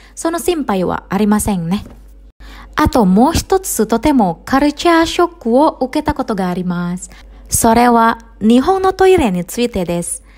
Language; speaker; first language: Japanese; non-native, fluent; Indonesian